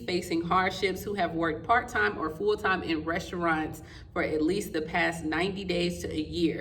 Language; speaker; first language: English; native; English